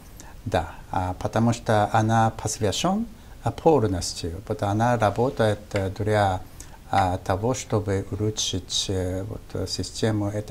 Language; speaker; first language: Russian; non-native, fluent; Japanese